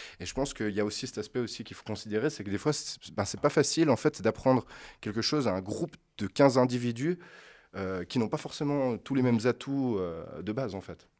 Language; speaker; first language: French; native; French